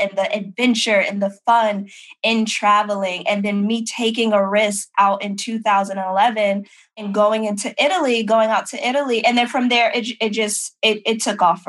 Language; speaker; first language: English; native; English